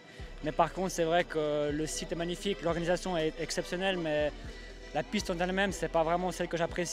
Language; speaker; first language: French; native; French